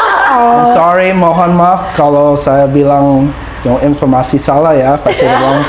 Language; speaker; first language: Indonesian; non-native, learner; English